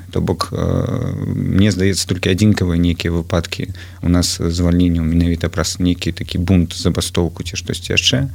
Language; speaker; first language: Belarusian; non-native, local second language; Russian